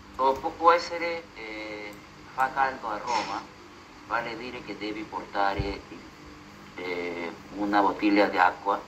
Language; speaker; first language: Italian; non-native, learner; Spanish